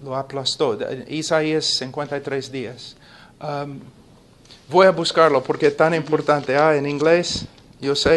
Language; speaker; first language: Spanish; non-native, fluent; English